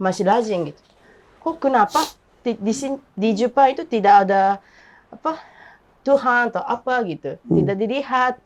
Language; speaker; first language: Indonesian; non-native, learner; Japanese